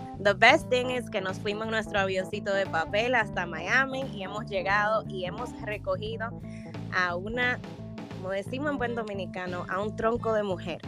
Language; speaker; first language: Spanish; native; Spanish